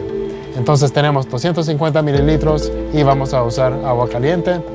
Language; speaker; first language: Spanish; early bilingual, heritage; Spanish